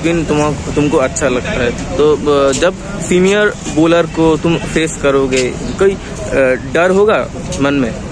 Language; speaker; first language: Hindi; non-native, local second language; Bangla